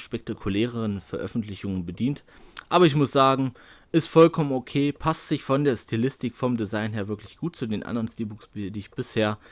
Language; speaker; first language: German; native; German